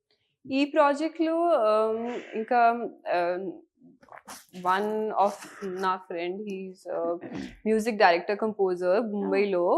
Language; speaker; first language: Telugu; non-native, learner; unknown